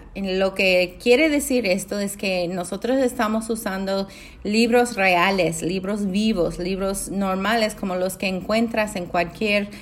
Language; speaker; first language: Spanish; non-native, fluent; English